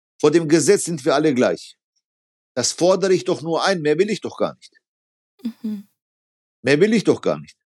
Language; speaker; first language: German; early bilingual, other home language; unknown